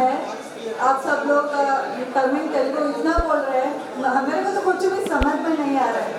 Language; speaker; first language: Hindi; non-native, local second language; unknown